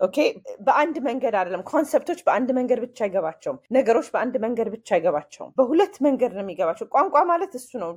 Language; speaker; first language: Amharic; early bilingual, heritage; Amharic